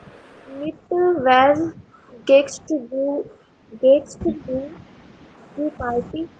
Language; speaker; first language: German; non-native, learner; Hindi